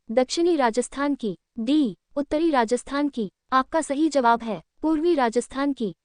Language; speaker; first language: Hindi; native; Hindi